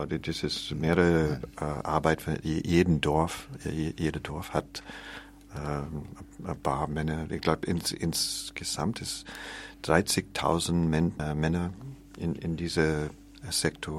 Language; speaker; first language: German; non-native, learner; English